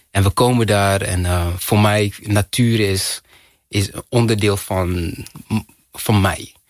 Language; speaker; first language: Dutch; early bilingual, other home language; Kinyarwanda